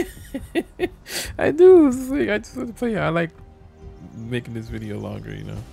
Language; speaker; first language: English; native; English